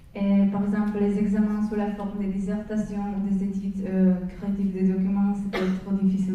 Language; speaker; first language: French; non-native, fluent; Czech